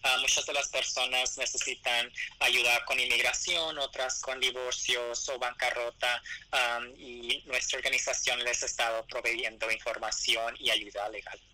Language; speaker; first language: Spanish; early bilingual, other home language; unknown